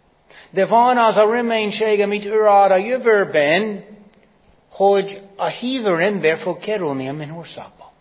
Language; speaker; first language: Hungarian; non-native, fluent; English